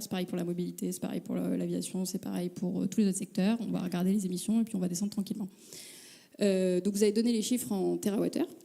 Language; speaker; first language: French; native; French